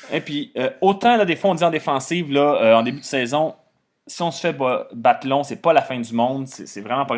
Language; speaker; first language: French; native; French